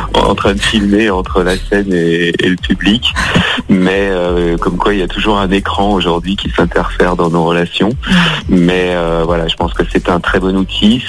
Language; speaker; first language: French; native; French